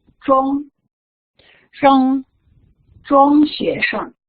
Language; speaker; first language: Chinese; non-native, fluent; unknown